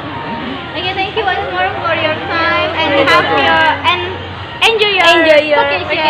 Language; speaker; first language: English; non-native, learner; Indonesian